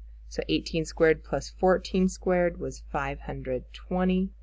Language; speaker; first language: English; native; English